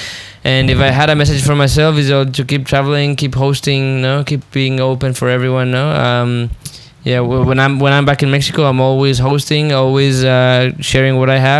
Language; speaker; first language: English; non-native, fluent; Spanish